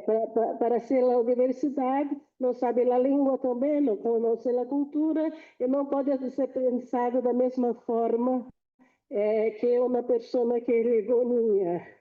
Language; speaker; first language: Portuguese; non-native, fluent; Spanish